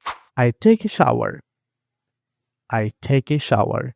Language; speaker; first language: English; non-native, fluent; Bangla